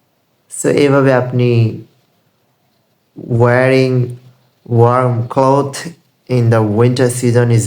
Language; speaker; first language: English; non-native, learner; Bangla